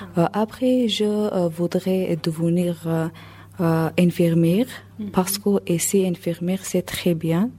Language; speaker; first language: French; non-native, learner; Persian